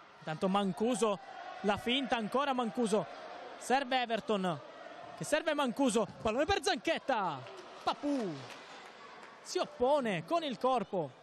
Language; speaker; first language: Italian; native; Italian